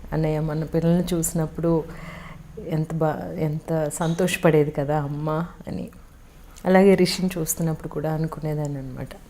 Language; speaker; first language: Telugu; native; Telugu